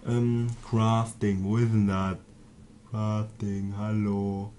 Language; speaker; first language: German; native; German